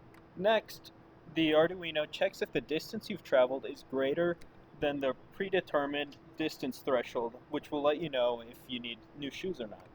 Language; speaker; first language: English; native; English